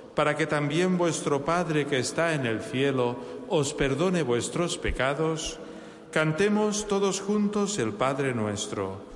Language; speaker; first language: Spanish; non-native, local second language; Catalan